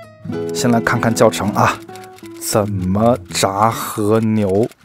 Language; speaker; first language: Chinese; native; Chinese